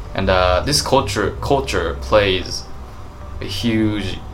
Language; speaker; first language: English; non-native, fluent; Japanese